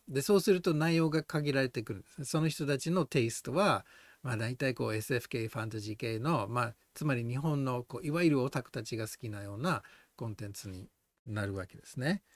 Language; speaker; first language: Japanese; non-native, fluent; English